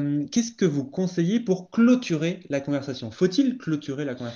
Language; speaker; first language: French; native; French